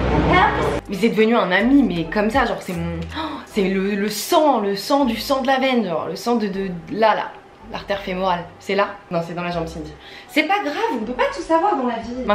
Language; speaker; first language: French; native; French